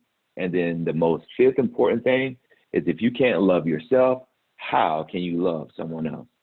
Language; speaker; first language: English; native; English